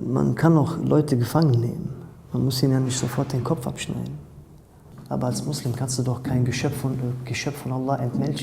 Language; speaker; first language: German; native; German